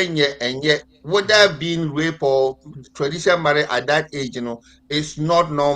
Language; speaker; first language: English; non-native, local second language; Akan